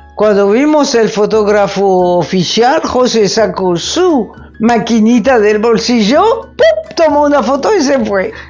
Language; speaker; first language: Spanish; non-native, fluent; French